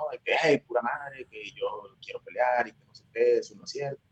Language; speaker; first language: Spanish; native; Spanish